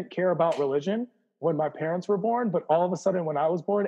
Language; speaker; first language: English; native; English